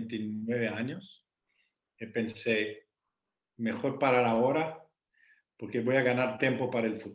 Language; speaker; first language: Spanish; non-native, fluent; Portuguese